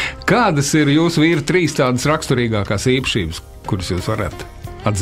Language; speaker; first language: Latvian; native; Latvian